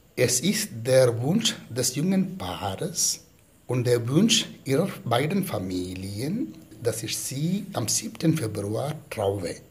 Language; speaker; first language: German; non-native, fluent; Malayalam